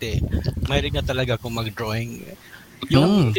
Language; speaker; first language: English; non-native, local second language; Cebuano